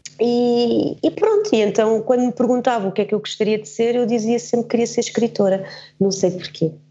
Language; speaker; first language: Portuguese; early bilingual, heritage; Portuguese